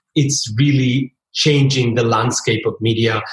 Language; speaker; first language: English; early bilingual, other home language; Spanish